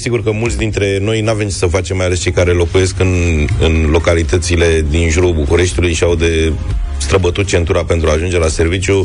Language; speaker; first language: Romanian; native; Romanian